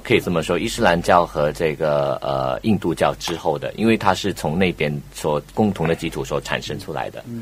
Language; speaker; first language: Chinese; native; Chinese